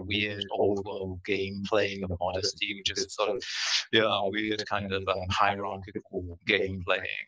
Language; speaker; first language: English; native; English